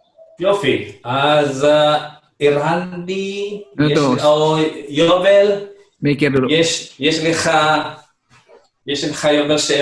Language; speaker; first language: Hebrew; non-native, fluent; Indonesian